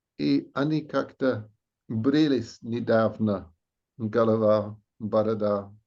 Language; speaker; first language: Russian; non-native, fluent; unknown